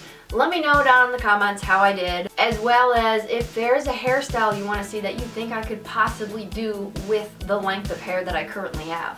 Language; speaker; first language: English; native; English